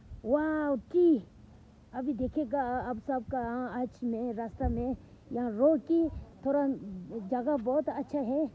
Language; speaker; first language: Hindi; non-native, local second language; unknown